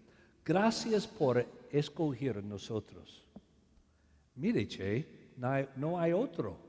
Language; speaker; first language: Spanish; non-native, learner; English